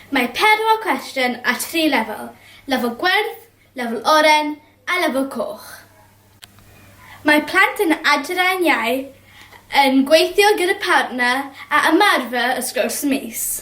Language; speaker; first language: Welsh; non-native, local second language; English